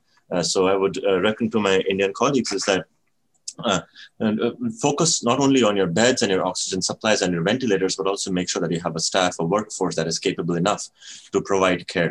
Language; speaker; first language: English; non-native, local second language; Bangla